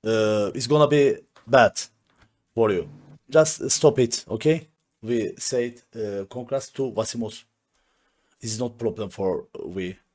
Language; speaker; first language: English; non-native, learner; Turkish